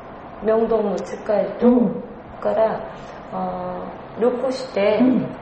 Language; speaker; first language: Japanese; non-native, learner; Korean